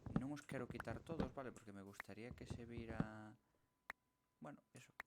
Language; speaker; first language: Galician; non-native, local second language; Spanish